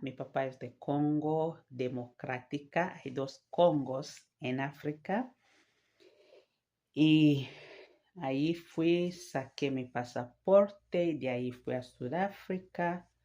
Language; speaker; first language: Spanish; non-native, fluent; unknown